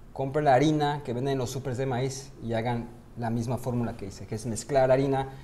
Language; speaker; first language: Spanish; early bilingual, heritage; Spanish